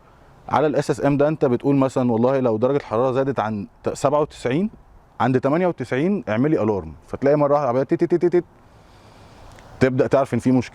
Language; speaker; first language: Arabic; native; Arabic